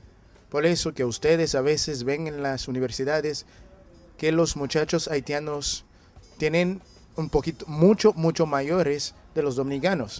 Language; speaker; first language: Spanish; non-native, fluent; Haitian Creole